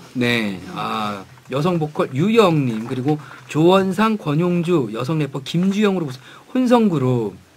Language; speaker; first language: Korean; native; Korean